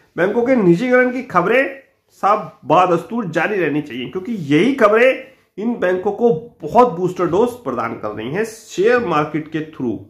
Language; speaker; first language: Hindi; native; Hindi